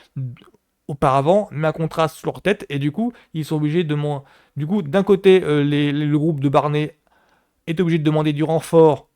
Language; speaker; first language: French; native; French